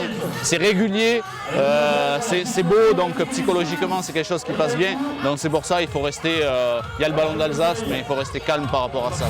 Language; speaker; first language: French; native; French